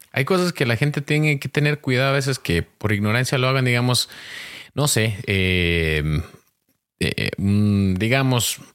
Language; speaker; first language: Spanish; early bilingual, heritage; Spanish